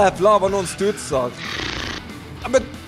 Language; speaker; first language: Swedish; native; Swedish